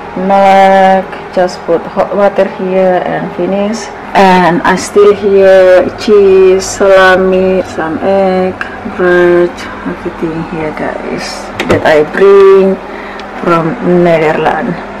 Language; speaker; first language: English; non-native, learner; Indonesian